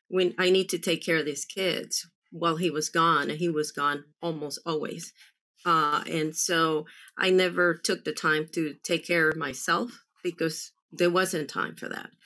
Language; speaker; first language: English; early bilingual, other home language; Spanish